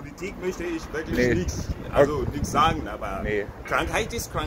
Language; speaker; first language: German; non-native, fluent; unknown